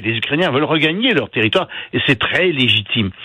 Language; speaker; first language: French; native; French